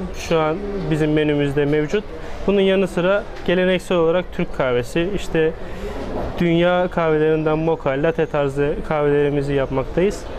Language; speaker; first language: Turkish; native; Turkish